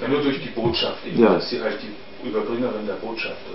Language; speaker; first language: German; native; German